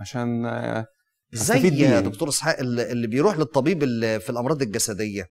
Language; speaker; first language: Arabic; native; Arabic